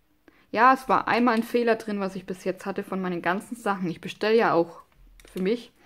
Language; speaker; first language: German; non-native, fluent; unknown